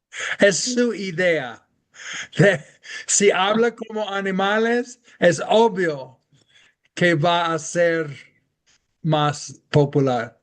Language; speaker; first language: Spanish; non-native, fluent; English